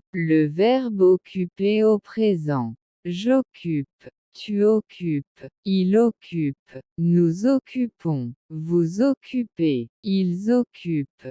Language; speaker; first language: French; non-native, local second language; Arabic